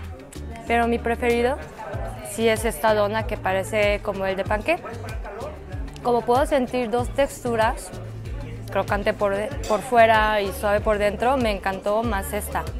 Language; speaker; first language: Spanish; non-native, fluent; Korean